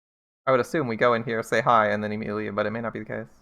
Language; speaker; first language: English; native; English